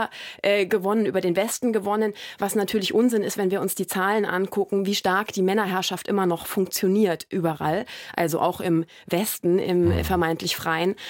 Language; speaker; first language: German; native; German